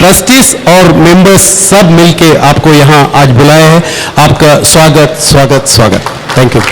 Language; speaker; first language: Hindi; non-native, local second language; Marathi